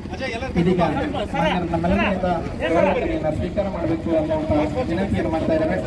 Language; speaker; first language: Kannada; native; Kannada